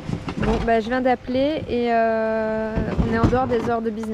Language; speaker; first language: French; native; French